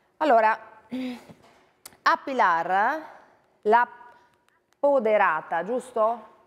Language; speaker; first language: Italian; native; Italian